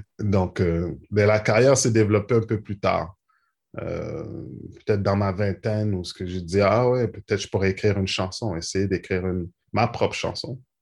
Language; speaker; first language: French; native; French